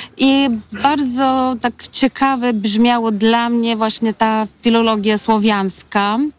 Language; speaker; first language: Polish; non-native, fluent; Bulgarian